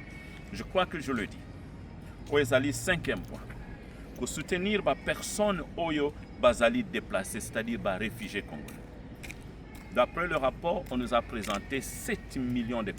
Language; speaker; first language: French; non-native, local second language; Lingala